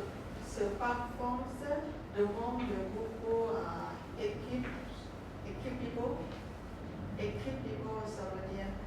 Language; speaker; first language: French; non-native, learner; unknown